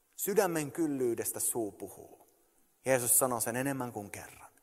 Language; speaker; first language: Finnish; early bilingual, heritage; Finnish